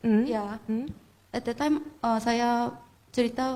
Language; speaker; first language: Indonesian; non-native, fluent; Korean